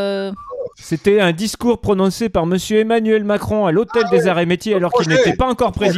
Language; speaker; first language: French; native; French